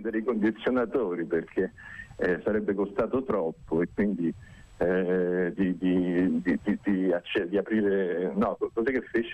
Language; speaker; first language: Italian; native; Italian